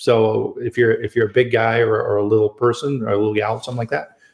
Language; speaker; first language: English; native; English